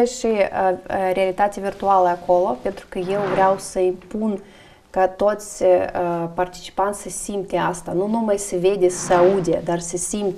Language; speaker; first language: Romanian; non-native, learner; Russian